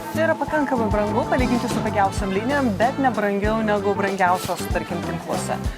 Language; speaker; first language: Lithuanian; early bilingual, other home language; Russian